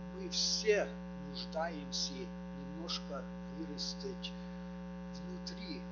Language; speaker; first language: Russian; early bilingual, heritage; Russian